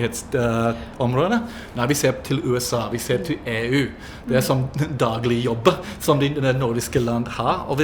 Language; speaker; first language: Norwegian; non-native, fluent; English